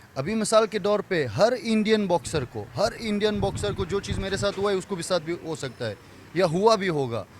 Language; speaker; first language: Hindi; non-native, fluent; Persian